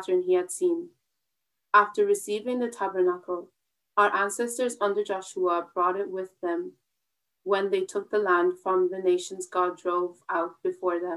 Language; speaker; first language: English; native; English